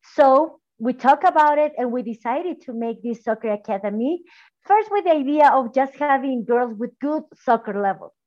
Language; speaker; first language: English; non-native, fluent; Spanish